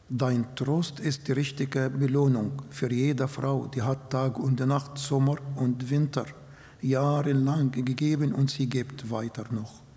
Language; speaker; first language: German; non-native, fluent; Arabic